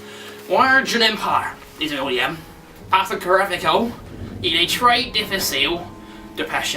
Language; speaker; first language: French; non-native, learner; English